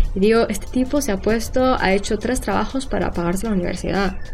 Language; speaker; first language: Spanish; early bilingual, heritage; Spanish